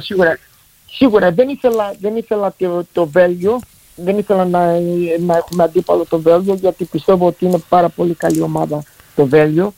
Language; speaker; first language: Greek; early bilingual, heritage; Greek